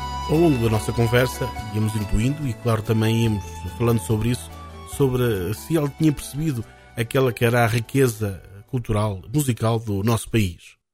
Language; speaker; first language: Portuguese; native; Portuguese